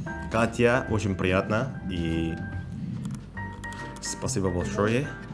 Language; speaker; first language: Russian; non-native, learner; Indonesian